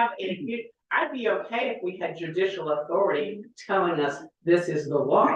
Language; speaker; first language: English; native; English